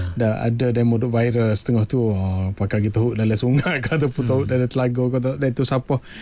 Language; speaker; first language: Malay; native; Malay